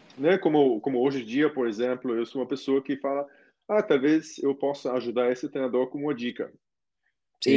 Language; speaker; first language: Portuguese; non-native, fluent; German